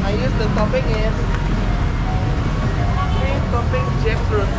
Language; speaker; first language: English; non-native, learner; Indonesian